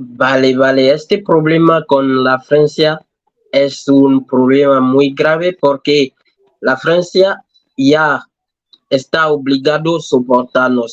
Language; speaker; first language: Spanish; non-native, learner; French